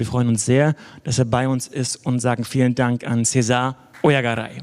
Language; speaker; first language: German; native; German